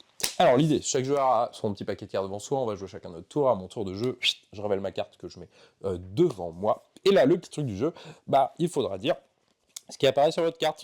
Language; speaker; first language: French; native; French